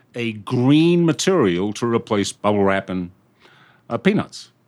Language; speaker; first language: English; native; English